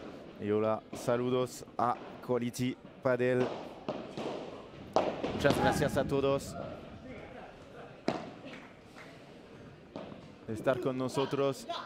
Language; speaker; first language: Spanish; non-native, learner; French